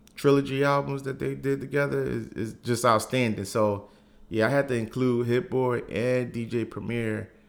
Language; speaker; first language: English; native; English